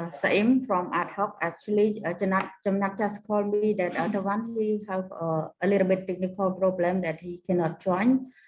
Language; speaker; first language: English; non-native, learner; Khmer